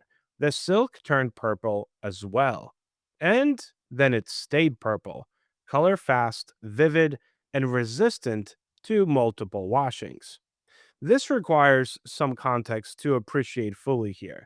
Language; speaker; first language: English; native; English